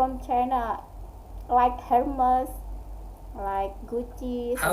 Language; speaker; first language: English; non-native, learner; Indonesian